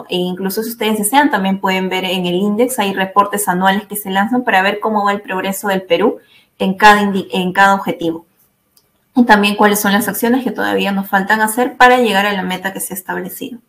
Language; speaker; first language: Spanish; native; Spanish